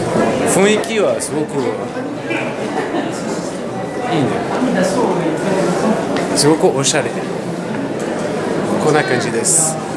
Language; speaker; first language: Japanese; non-native, fluent; French